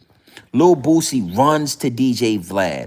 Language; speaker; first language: English; native; English